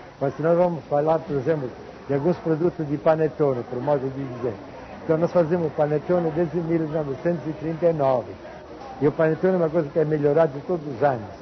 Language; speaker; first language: Portuguese; non-native, fluent; Italian